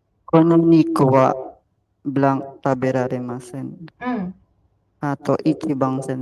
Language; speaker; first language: Japanese; non-native, learner; Filipino